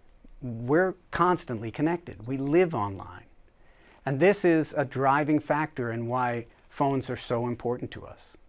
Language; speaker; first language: English; native; English